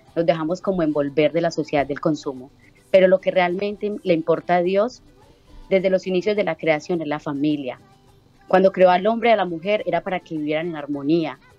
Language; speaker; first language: Spanish; native; Spanish